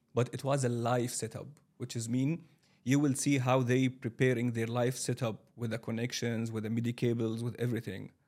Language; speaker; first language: English; non-native, fluent; Arabic